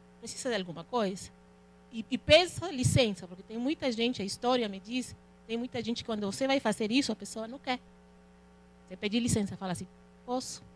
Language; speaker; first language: Portuguese; non-native, fluent; Spanish